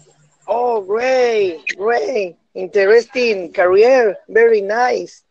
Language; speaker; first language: English; non-native, learner; Spanish